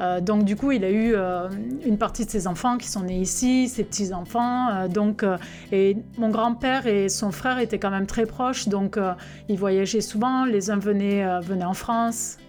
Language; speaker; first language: French; native; French